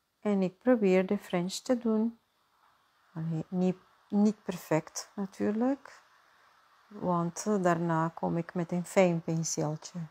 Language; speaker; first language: Dutch; non-native, fluent; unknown